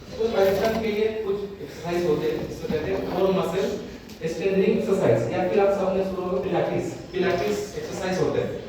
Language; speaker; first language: Hindi; non-native, local second language; Bangla